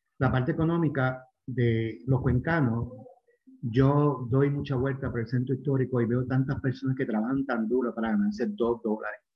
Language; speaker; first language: Spanish; native; Spanish